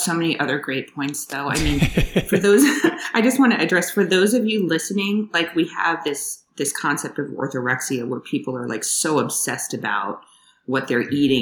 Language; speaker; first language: English; native; English